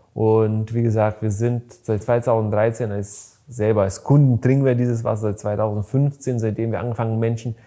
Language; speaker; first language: German; non-native, fluent; Bulgarian